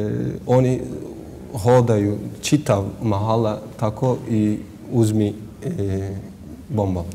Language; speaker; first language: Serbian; non-native, learner; Turkish